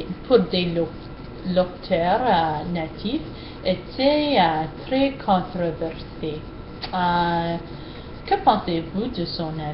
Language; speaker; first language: French; non-native, learner; English